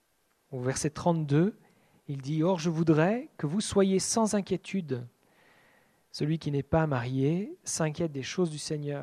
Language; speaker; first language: French; native; French